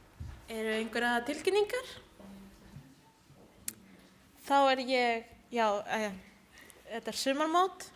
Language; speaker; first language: Icelandic; non-native, learner; Spanish